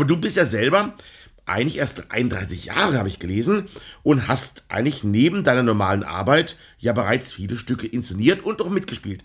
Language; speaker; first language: German; native; German